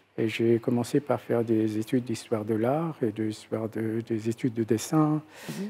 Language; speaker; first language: French; non-native, local second language; Arabic